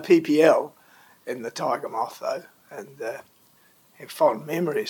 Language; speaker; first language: English; native; English